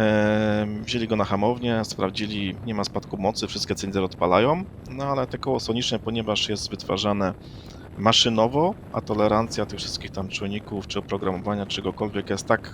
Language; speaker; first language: Polish; native; Polish